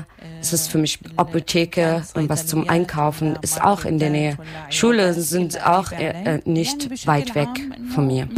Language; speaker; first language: German; non-native, learner; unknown